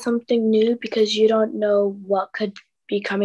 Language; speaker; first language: English; native; English